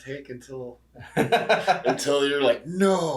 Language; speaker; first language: English; native; English